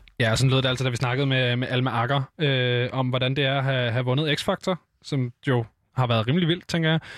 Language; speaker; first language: Danish; native; Danish